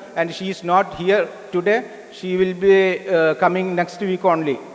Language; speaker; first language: English; non-native, local second language; Malayalam